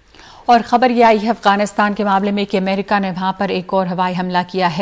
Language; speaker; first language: Hindi; native; Hindi